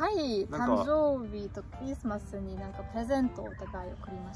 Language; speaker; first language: Japanese; non-native, learner; German